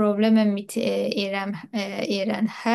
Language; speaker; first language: German; non-native, learner; Turkish